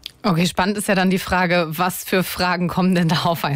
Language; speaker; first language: German; native; German